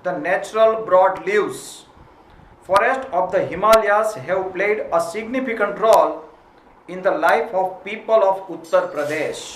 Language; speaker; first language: English; non-native, local second language; Gujarati